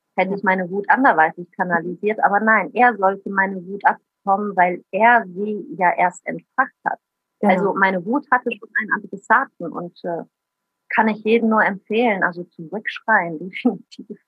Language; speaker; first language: German; early bilingual, other home language; Italian